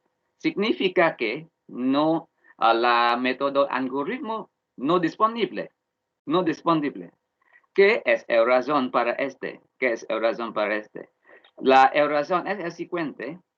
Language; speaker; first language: Spanish; non-native, learner; Vietnamese